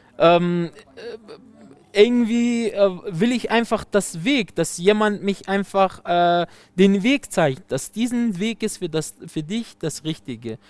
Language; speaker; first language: German; non-native, fluent; Persian